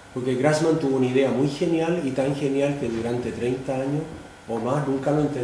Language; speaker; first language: Spanish; native; Spanish